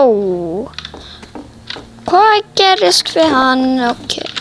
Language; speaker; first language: Icelandic; early bilingual, heritage; Icelandic